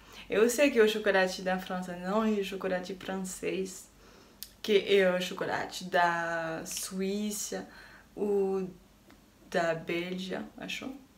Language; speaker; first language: Portuguese; non-native, learner; French